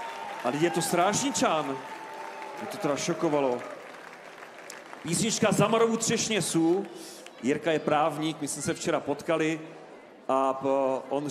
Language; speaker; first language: Czech; native; Czech